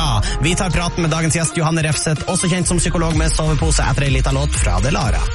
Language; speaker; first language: Norwegian; native; Norwegian